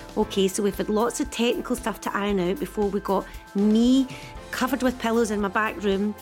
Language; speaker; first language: English; native; English